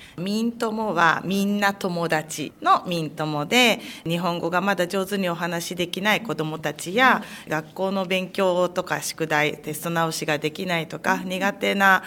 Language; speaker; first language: Japanese; native; Japanese